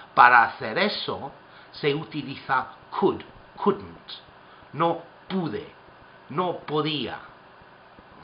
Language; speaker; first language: Spanish; non-native, fluent; English